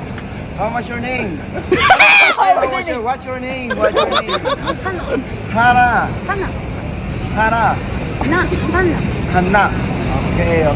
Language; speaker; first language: English; non-native, learner; Filipino